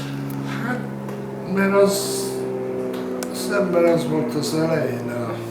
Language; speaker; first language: Hungarian; early bilingual, heritage; Hungarian